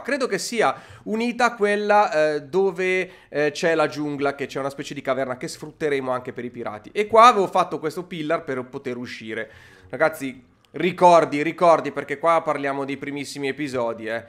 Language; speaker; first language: Italian; native; Italian